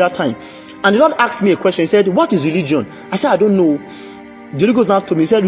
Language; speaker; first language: English; non-native, local second language; Yoruba